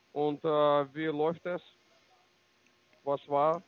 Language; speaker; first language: German; non-native, learner; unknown